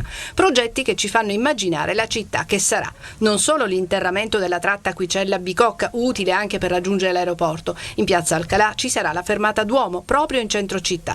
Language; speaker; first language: Italian; native; Italian